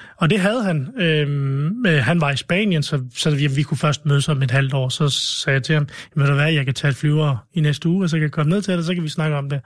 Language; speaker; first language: Danish; early bilingual, other home language; Arabic